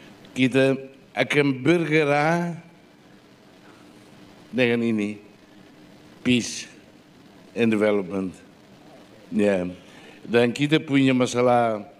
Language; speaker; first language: Indonesian; non-native, fluent; Portuguese